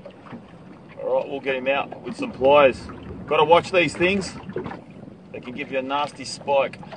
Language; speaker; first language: English; native; English